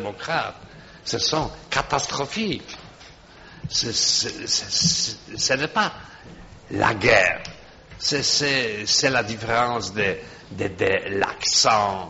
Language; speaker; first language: French; non-native, fluent; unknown